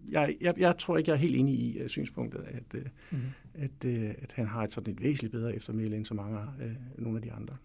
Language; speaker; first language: Danish; native; Danish